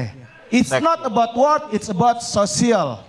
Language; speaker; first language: English; non-native, learner; Indonesian